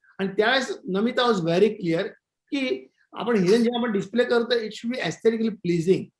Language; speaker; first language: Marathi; non-native, local second language; Gujarati